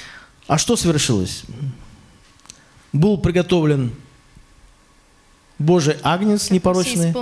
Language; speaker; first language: Russian; native; Russian